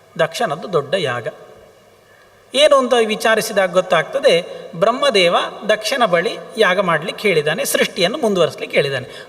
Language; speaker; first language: Kannada; non-native, local second language; Tulu